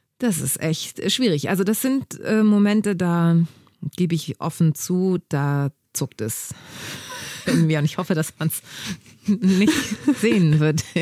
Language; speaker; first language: German; early bilingual, other home language; Greek